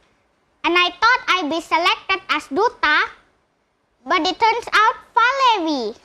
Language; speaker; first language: English; non-native, learner; Indonesian